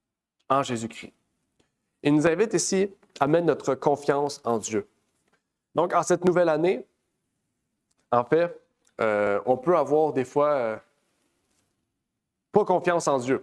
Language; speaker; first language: French; native; French